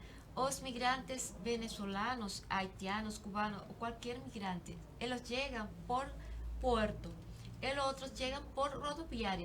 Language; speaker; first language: Portuguese; non-native, learner; Spanish